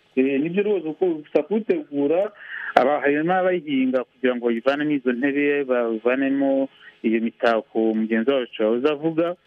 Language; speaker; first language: Kinyarwanda; early bilingual, heritage; Kinyarwanda